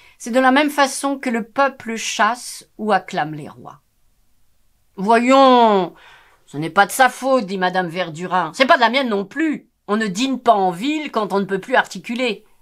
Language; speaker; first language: French; native; French